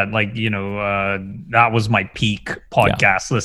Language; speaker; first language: English; non-native, local second language; Filipino